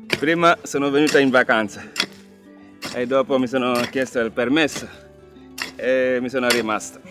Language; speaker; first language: Italian; non-native, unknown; Wolof